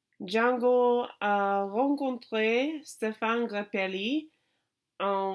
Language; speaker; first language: French; non-native, learner; English